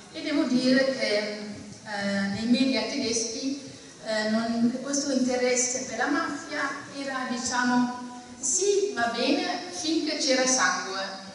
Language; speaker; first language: Italian; non-native, fluent; German